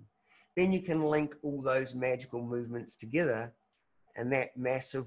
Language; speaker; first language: English; native; English